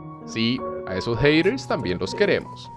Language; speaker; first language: Spanish; native; Spanish